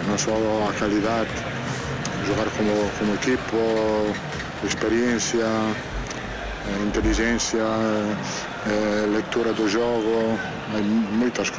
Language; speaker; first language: Portuguese; non-native, fluent; Italian